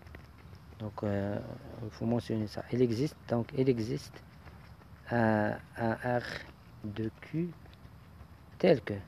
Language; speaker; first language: French; non-native, local second language; Arabic